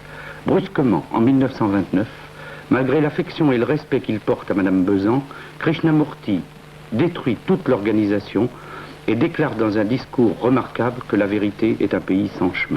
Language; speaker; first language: French; native; French